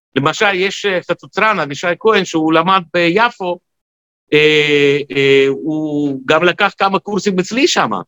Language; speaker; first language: Hebrew; non-native, fluent; Russian